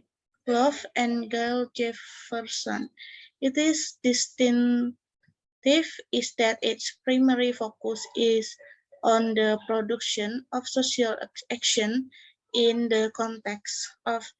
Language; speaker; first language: English; non-native, learner; Indonesian